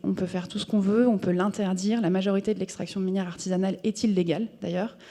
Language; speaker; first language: French; native; French